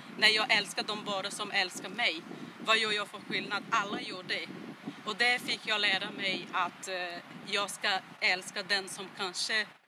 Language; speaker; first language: Swedish; non-native, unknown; Portuguese